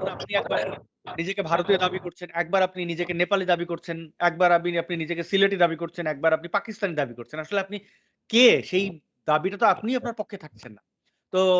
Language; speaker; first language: Bangla; native; Bangla